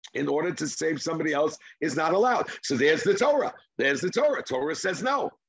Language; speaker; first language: English; non-native, fluent; Hebrew